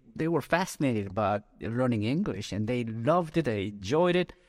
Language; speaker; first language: English; non-native, fluent; Korean